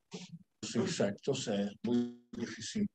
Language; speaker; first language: Spanish; non-native, learner; Italian